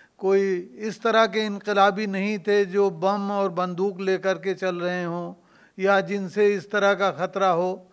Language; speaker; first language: Urdu; native; Urdu